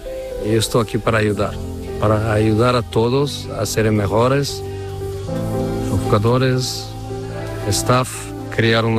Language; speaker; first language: Spanish; non-native, fluent; Portuguese